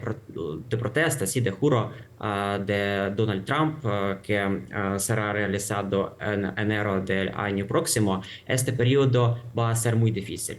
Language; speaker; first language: Spanish; non-native, fluent; Ukrainian